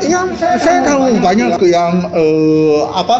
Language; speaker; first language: Indonesian; non-native, learner; Japanese